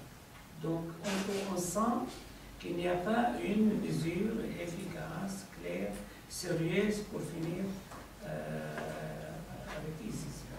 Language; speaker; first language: French; non-native, fluent; Arabic